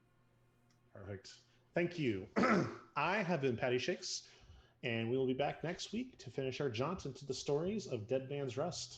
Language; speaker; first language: English; native; English